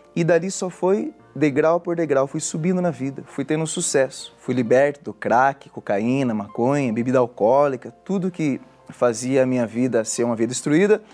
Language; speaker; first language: Portuguese; native; Portuguese